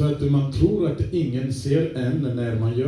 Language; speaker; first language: Swedish; non-native, fluent; French